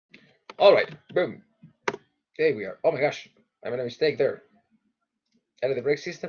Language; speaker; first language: English; non-native, fluent; Spanish